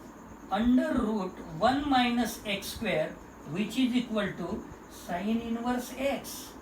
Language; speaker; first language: English; non-native, local second language; Marathi